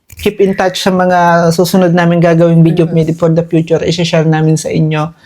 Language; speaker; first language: Filipino; native; Filipino